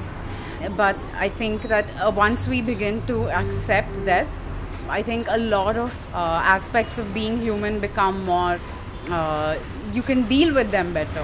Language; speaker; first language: English; non-native, local second language; Hindi